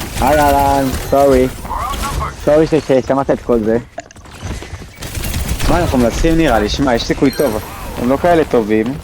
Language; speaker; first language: Hebrew; native; Hebrew